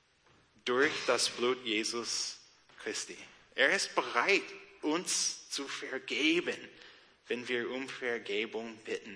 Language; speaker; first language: German; non-native, learner; English